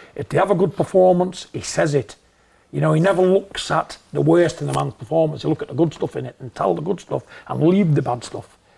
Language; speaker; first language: English; native; English